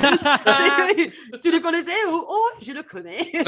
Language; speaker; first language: French; non-native, fluent; English